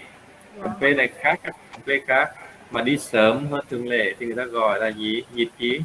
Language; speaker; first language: Vietnamese; native; Vietnamese